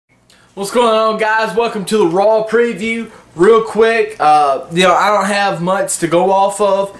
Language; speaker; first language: English; native; English